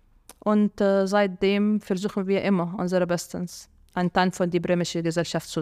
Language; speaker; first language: German; non-native, fluent; Arabic